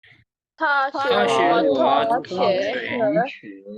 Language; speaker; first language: Chinese; non-native, learner; Urdu